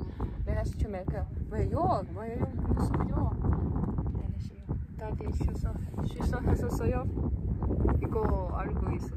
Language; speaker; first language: Korean; non-native, learner; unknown